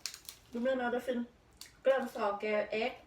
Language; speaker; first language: Swedish; non-native, learner; Thai